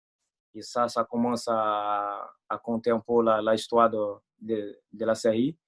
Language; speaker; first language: French; non-native, fluent; Portuguese